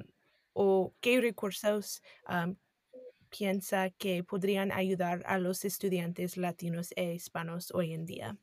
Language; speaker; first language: Spanish; non-native, fluent; English